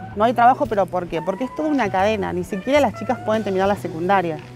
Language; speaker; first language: Spanish; native; Spanish